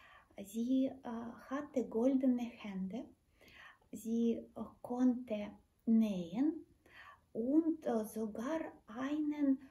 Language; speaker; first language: German; non-native, learner; Ukrainian